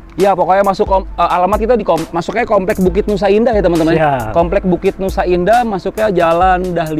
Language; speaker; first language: Indonesian; native; Indonesian